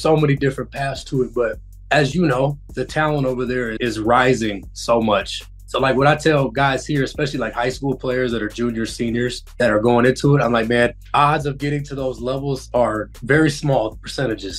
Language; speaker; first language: English; native; English